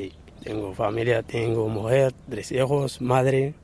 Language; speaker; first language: Spanish; non-native, learner; Arabic